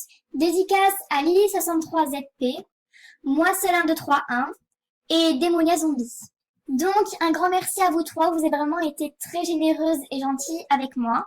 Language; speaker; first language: French; native; French